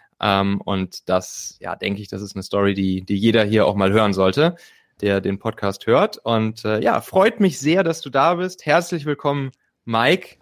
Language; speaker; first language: German; native; German